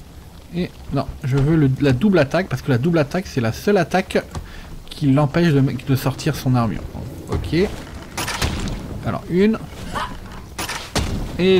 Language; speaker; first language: French; native; French